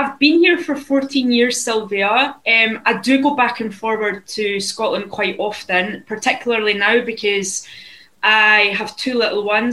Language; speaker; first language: English; native; English